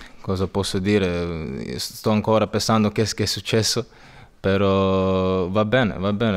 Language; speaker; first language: Italian; non-native, learner; Croatian